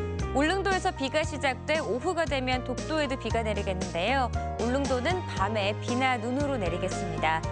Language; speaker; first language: Korean; native; Korean